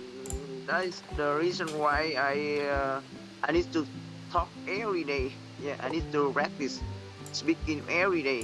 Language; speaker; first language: English; non-native, learner; Vietnamese